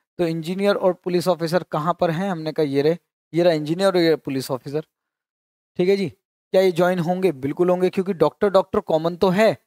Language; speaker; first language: Hindi; native; Hindi